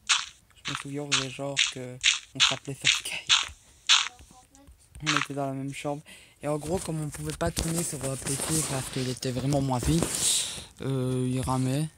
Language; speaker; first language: French; native; French